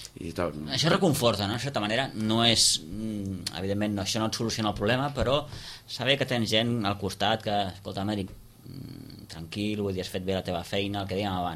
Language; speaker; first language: Catalan; native; Catalan